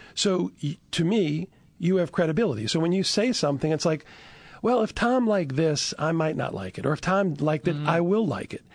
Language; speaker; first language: English; native; English